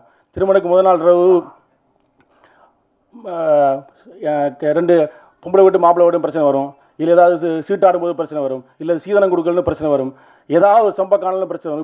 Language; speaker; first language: Tamil; native; Tamil